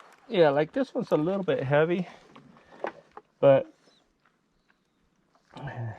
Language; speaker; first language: English; native; English